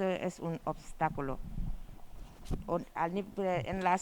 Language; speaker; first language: Spanish; non-native, fluent; Wolof